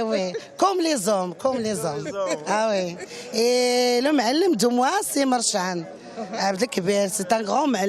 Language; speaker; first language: French; non-native, learner; Arabic